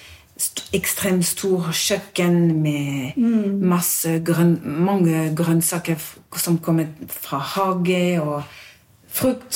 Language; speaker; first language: Norwegian; non-native, fluent; French